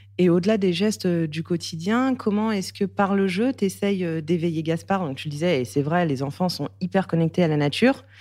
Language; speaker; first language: French; native; French